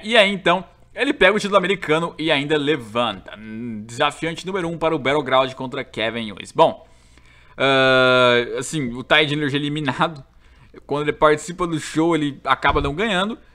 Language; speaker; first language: Portuguese; native; Portuguese